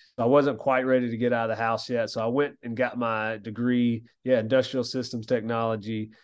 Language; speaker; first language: English; native; English